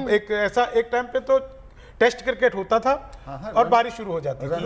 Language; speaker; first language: Hindi; native; Hindi